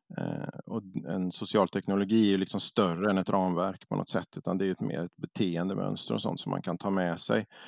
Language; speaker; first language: Swedish; native; Swedish